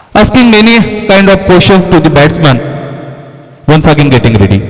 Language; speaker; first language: English; non-native, local second language; Marathi